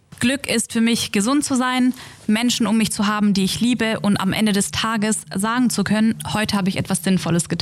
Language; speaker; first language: German; early bilingual, other home language; Turkish